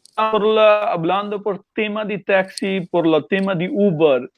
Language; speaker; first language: Spanish; non-native, learner; Urdu